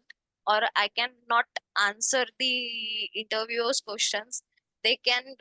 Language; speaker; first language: English; non-native, learner; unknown